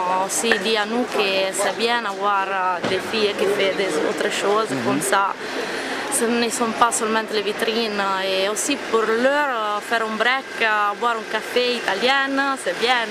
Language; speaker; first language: French; non-native, learner; Italian